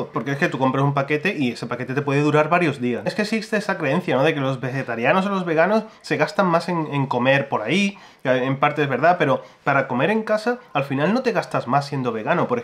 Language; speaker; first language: Spanish; native; Spanish